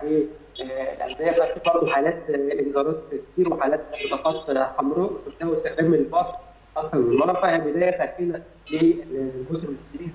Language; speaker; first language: Arabic; native; Arabic